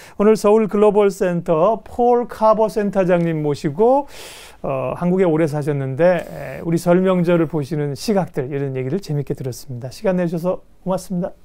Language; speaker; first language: Korean; native; Korean